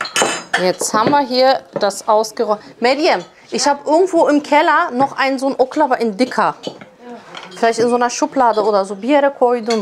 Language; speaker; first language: German; early bilingual, other home language; Polish